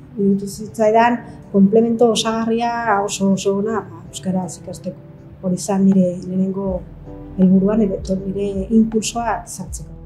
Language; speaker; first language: Basque; non-native, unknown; Spanish